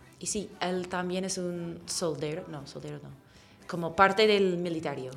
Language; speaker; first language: Spanish; non-native, fluent; English